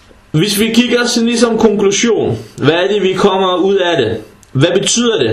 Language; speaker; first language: Danish; early bilingual, other home language; Arabic